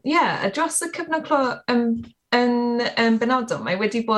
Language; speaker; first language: Welsh; non-native, learner; English